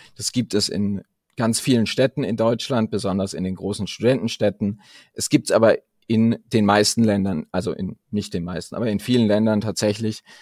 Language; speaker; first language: German; native; German